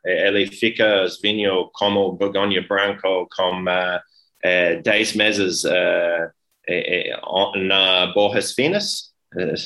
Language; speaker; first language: Portuguese; non-native, learner; English